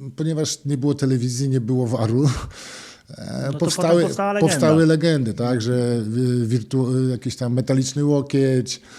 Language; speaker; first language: Polish; native; Polish